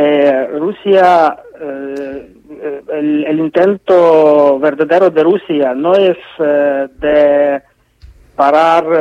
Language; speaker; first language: Spanish; non-native, fluent; Ukrainian